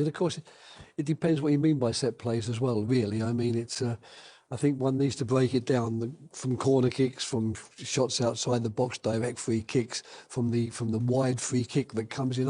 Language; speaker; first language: English; native; English